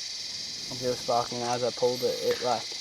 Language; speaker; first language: English; native; English